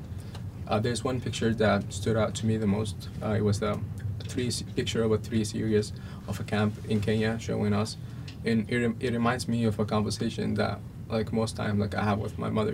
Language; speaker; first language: English; non-native, fluent; Arabic